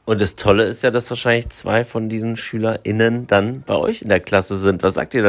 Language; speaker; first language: German; native; German